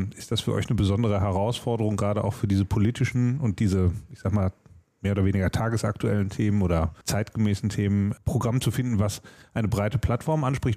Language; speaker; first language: German; native; German